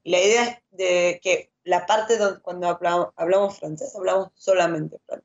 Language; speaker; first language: Spanish; non-native, fluent; French